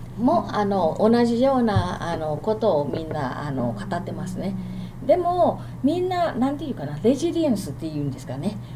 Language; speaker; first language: Japanese; non-native, fluent; Thai